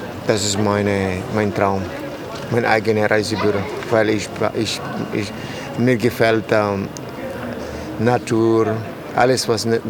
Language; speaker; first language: German; non-native, learner; Spanish